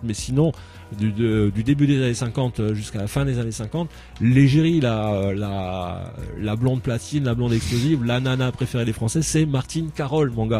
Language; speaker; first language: French; native; French